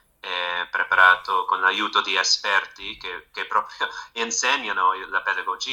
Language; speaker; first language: Italian; non-native, fluent; English